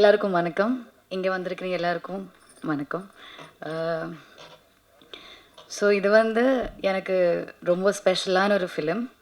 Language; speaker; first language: Tamil; non-native, learner; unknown